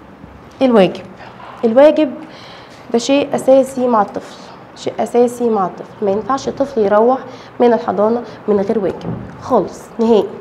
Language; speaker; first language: Arabic; native; Arabic